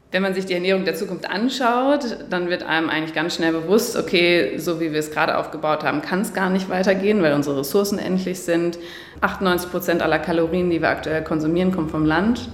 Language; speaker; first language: German; native; German